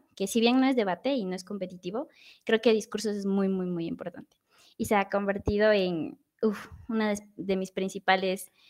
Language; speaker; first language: Spanish; native; Spanish